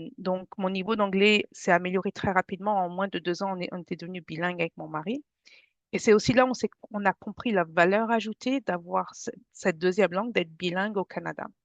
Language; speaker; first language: French; native; French